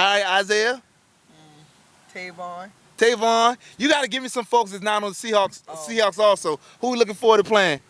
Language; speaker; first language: English; native; English